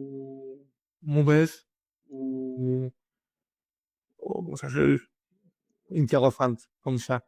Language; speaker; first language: French; non-native, learner; Spanish